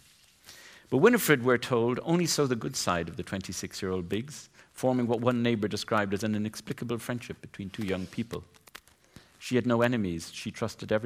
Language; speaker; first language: English; native; English